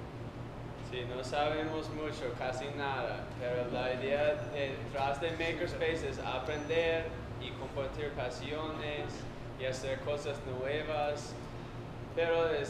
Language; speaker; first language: Spanish; non-native, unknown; English